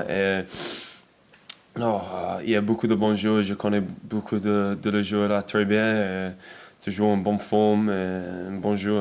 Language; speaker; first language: French; non-native, learner; English